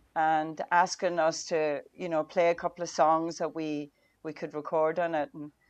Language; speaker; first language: English; non-native, local second language; Irish